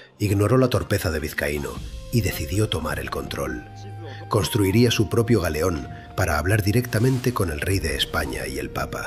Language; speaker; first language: Spanish; native; Spanish